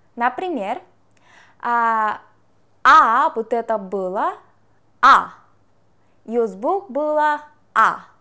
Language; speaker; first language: Russian; non-native, fluent; Korean